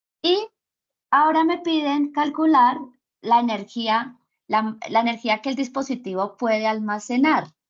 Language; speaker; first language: Spanish; native; Spanish